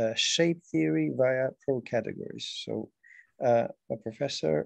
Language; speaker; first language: English; non-native, fluent; Albanian